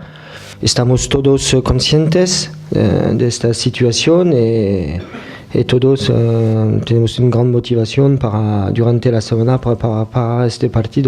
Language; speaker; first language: Spanish; non-native, fluent; French